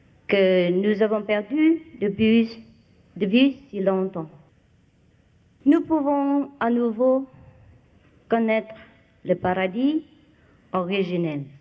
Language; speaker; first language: French; non-native, fluent; Vietnamese